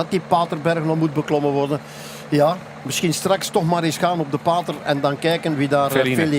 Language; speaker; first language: Dutch; native; Dutch